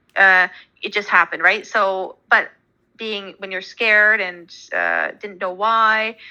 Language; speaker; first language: English; native; English